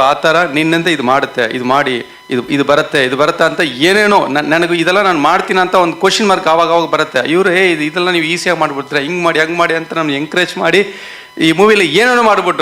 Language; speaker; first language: Kannada; non-native, learner; Tamil